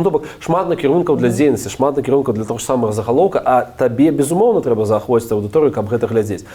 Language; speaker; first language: Belarusian; non-native, local second language; Russian